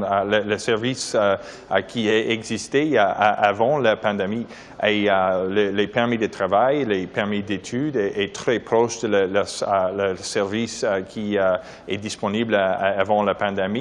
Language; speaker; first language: French; non-native, local second language; English